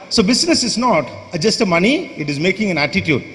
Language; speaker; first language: English; non-native, local second language; Tamil